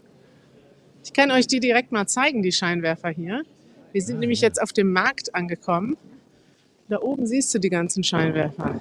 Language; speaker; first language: German; native; German